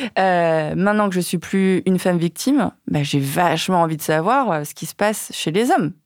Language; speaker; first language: French; early bilingual, other home language; Vietnamese